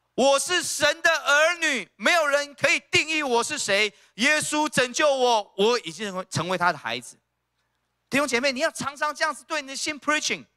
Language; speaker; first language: Chinese; native; Chinese